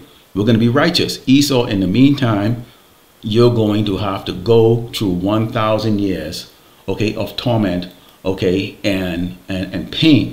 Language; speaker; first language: English; native; English